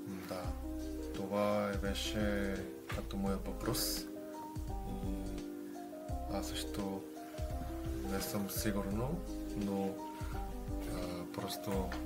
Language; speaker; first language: Bulgarian; non-native, learner; Korean